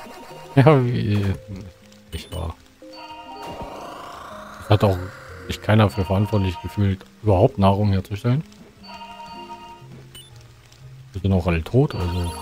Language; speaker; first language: German; native; German